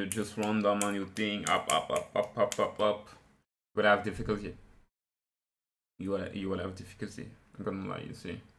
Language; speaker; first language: English; non-native, fluent; French